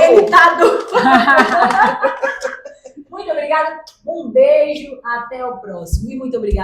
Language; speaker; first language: Portuguese; native; Portuguese